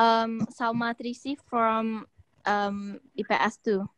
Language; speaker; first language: English; non-native, learner; Indonesian